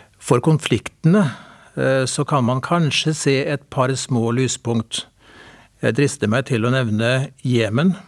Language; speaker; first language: Norwegian; native; Norwegian